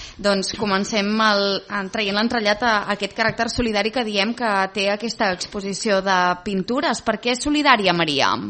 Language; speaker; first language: Catalan; native; Catalan